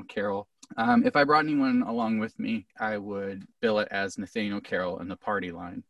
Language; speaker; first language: English; native; English